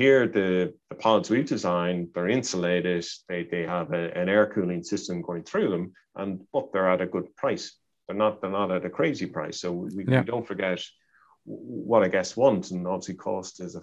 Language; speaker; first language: English; native; English